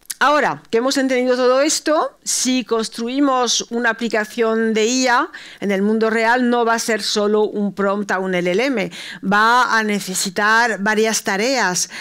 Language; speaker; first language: Spanish; early bilingual, heritage; Spanish